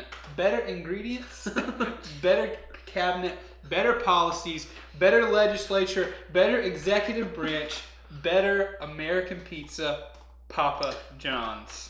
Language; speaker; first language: English; native; English